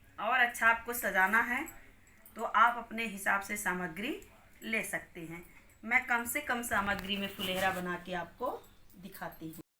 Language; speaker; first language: Hindi; native; Hindi